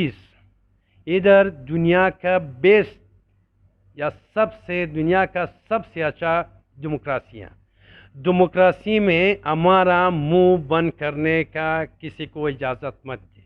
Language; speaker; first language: Hindi; non-native, learner; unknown